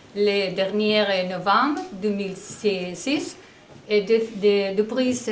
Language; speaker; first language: French; non-native, learner; Spanish